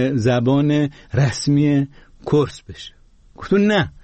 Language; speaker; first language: Persian; non-native, local second language; Azerbaijani